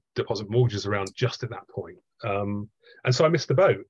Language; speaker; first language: English; native; English